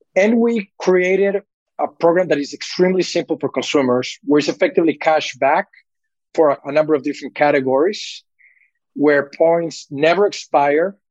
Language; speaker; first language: English; early bilingual, other home language; Spanish